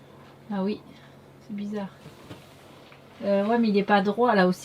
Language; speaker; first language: French; native; French